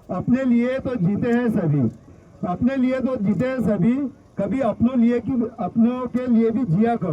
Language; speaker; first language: Hindi; non-native, local second language; Marathi